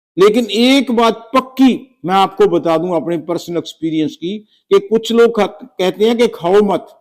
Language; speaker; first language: Hindi; native; Hindi